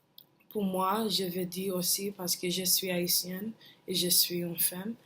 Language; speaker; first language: French; non-native, learner; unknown